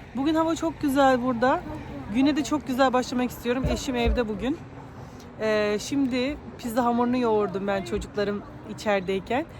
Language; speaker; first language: Turkish; native; Turkish